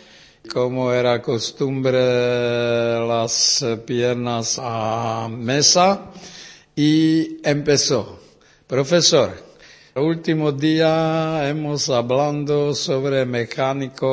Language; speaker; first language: Spanish; non-native, learner; Czech